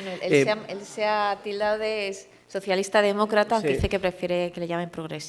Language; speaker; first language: Spanish; native; Spanish